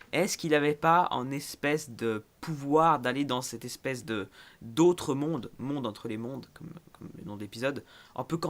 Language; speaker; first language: French; native; French